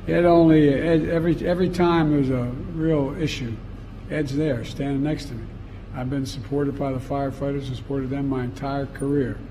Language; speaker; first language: English; native; English